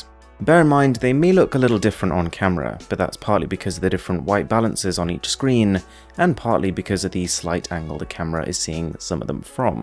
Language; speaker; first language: English; native; English